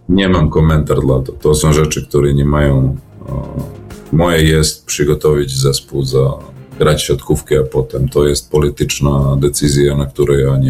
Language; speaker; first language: Polish; non-native, learner; Serbian